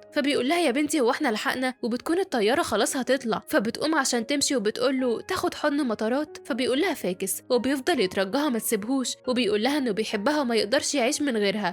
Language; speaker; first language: Arabic; native; Arabic